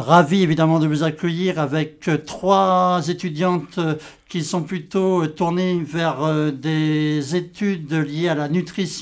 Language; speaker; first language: French; native; French